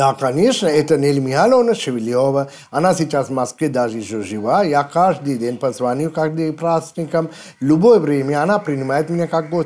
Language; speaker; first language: Russian; non-native, fluent; Sinhala